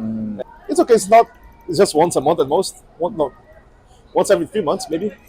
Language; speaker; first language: English; non-native, fluent; Portuguese